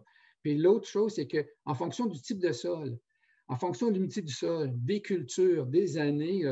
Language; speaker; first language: French; native; French